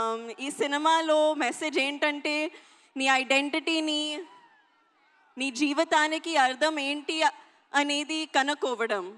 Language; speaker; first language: Telugu; non-native, learner; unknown